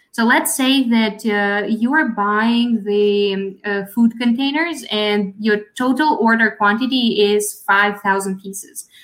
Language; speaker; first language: English; non-native, fluent; Russian